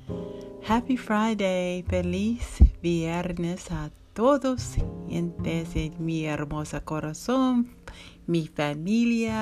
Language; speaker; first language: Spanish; non-native, learner; English